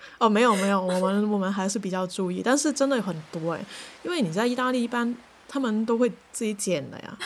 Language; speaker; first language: Chinese; non-native, local second language; Cantonese